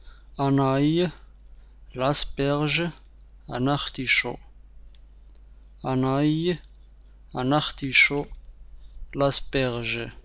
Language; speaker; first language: French; non-native, fluent; Arabic